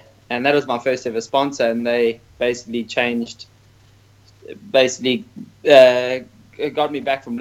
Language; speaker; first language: English; native; English